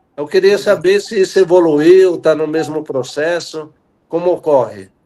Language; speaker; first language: Portuguese; native; Portuguese